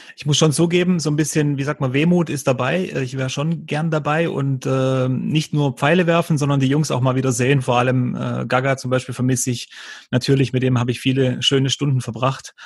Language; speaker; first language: German; early bilingual, other home language; Croatian